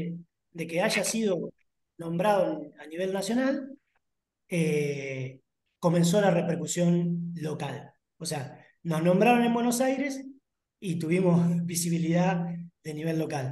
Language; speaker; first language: Spanish; native; Spanish